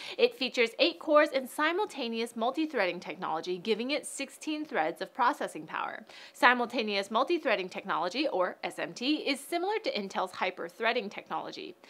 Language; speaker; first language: English; native; English